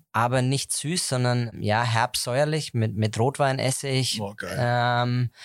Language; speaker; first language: German; native; German